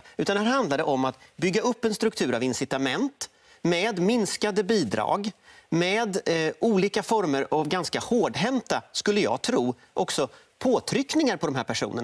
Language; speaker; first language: Swedish; native; Swedish